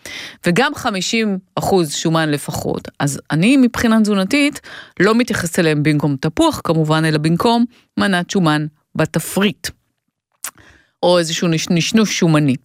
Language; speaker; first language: Hebrew; native; Hebrew